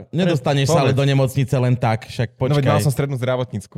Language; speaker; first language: Slovak; native; Slovak